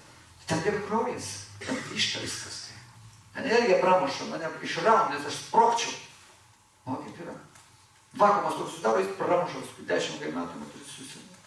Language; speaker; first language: Lithuanian; native; Lithuanian